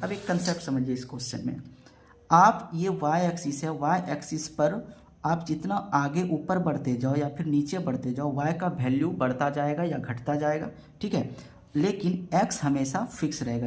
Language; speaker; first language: Hindi; native; Hindi